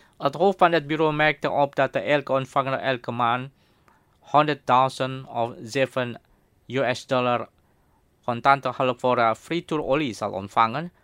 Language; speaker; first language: Dutch; non-native, fluent; Indonesian